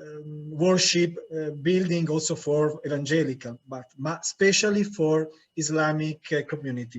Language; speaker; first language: English; non-native, learner; Italian